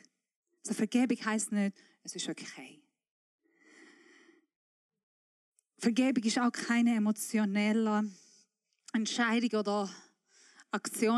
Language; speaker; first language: German; non-native, fluent; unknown